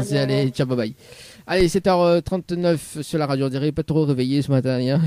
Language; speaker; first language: French; native; French